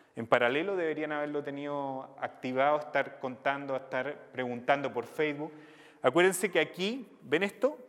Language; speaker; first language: Spanish; native; Spanish